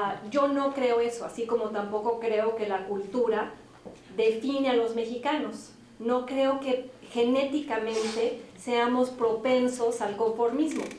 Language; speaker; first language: Spanish; native; Spanish